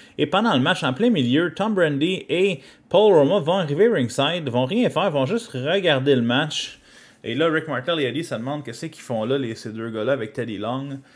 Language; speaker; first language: French; native; French